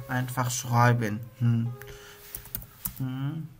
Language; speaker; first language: German; non-native, learner; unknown